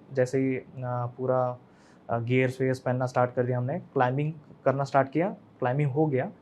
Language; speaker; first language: Hindi; non-native, local second language; Marathi